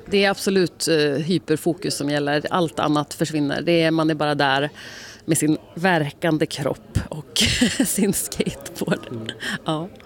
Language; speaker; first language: Swedish; native; Swedish